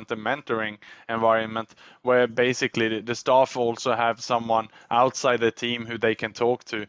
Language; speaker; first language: English; non-native, fluent; Swedish